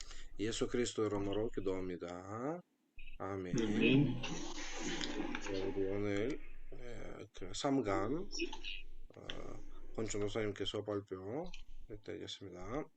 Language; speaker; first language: Korean; non-native, fluent; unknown